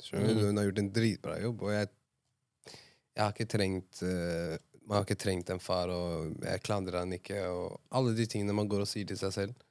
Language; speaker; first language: Norwegian; native; Norwegian